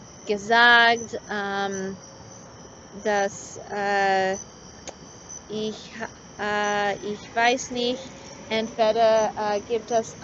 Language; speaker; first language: German; non-native, learner; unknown